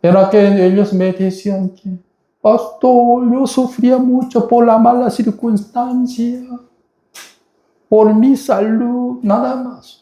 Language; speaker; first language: Spanish; non-native, fluent; Korean